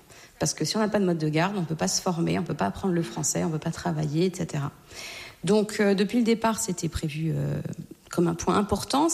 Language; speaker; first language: French; native; French